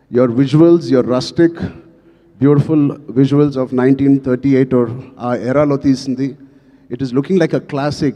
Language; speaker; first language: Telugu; native; Telugu